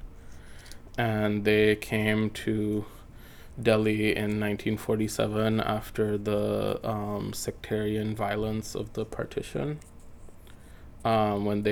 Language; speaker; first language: English; native; English